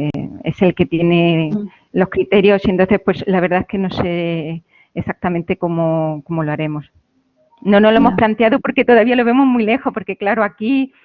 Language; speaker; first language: Spanish; native; Spanish